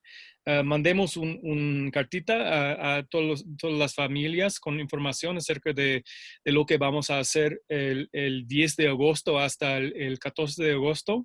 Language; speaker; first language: Spanish; non-native, fluent; English